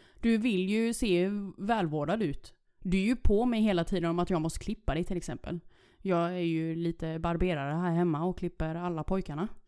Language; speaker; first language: Swedish; early bilingual, other home language; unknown